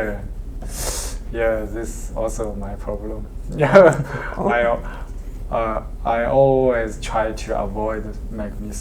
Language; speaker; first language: English; non-native, learner; Chinese